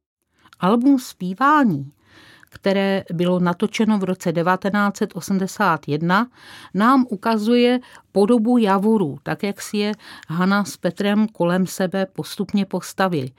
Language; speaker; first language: Czech; native; Czech